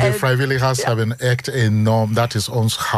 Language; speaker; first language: Dutch; non-native, learner; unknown